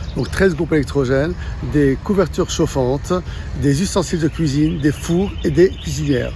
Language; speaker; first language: French; non-native, local second language; Arabic